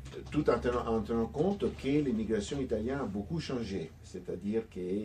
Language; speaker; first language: French; non-native, fluent; Italian